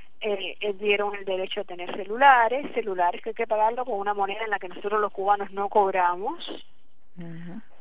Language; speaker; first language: Spanish; native; Spanish